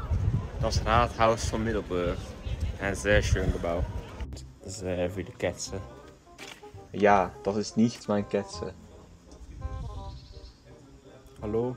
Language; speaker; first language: German; non-native, learner; Dutch